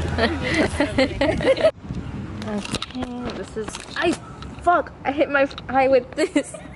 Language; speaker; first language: English; early bilingual, other home language; Spanish